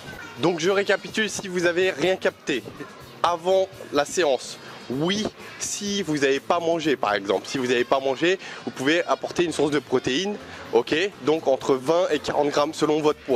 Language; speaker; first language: French; native; French